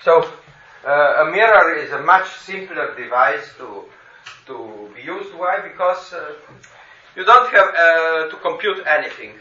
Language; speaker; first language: English; non-native, fluent; Slovenian